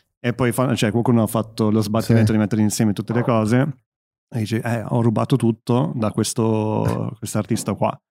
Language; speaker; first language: Italian; early bilingual, other home language; English